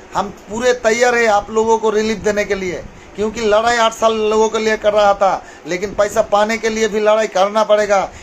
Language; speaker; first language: Hindi; non-native, local second language; Bangla